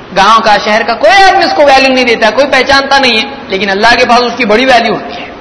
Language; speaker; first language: Urdu; native; Urdu